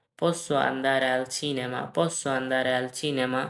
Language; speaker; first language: Italian; non-native, learner; Bangla